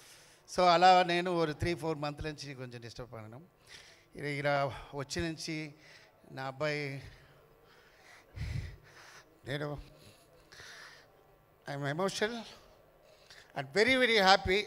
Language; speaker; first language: Telugu; non-native, fluent; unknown